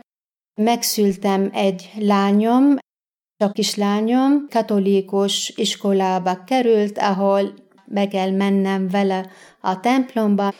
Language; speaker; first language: Hungarian; non-native, fluent; Arabic